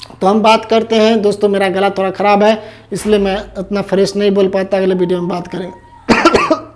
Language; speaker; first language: Hindi; native; Hindi